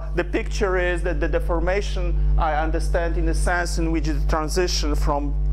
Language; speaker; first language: English; non-native, fluent; Polish